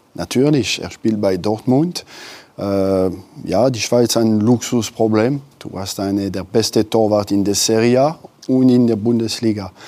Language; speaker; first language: German; non-native, local second language; French